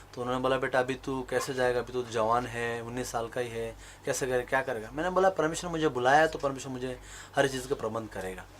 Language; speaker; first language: Hindi; non-native, local second language; Kannada